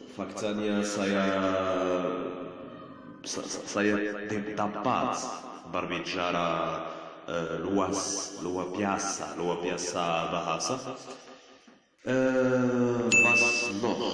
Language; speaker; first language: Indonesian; non-native, learner; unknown